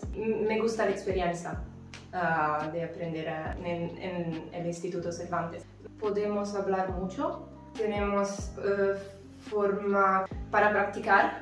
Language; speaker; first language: Spanish; non-native, learner; Italian